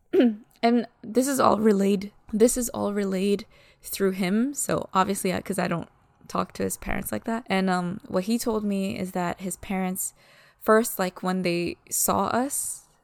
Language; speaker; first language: English; early bilingual, other home language; Malagasy